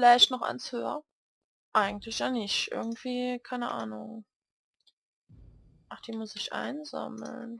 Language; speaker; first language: German; native; German